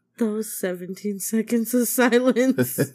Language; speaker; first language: English; native; English